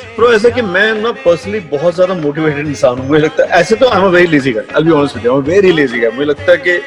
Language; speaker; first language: Hindi; native; Hindi